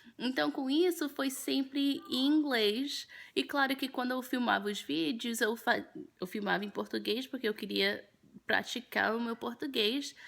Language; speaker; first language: Portuguese; early bilingual, heritage; Portuguese